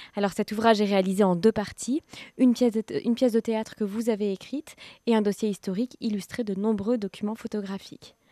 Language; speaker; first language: French; native; French